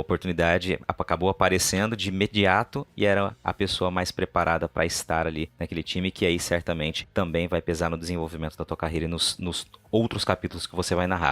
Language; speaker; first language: Portuguese; native; Portuguese